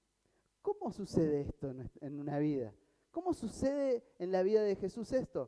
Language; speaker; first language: Spanish; native; Spanish